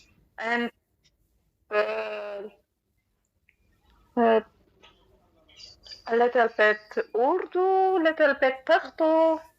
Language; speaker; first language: English; non-native, learner; Persian